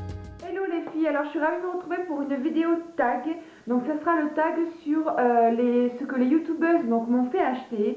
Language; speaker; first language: French; native; French